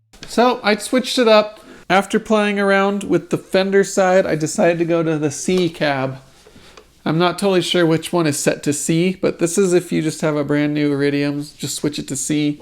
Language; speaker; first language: English; native; English